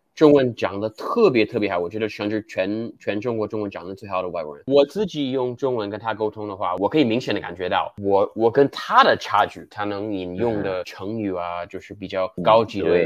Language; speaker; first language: Chinese; non-native, fluent; English